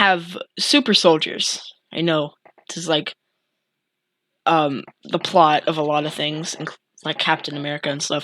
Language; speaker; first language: English; native; English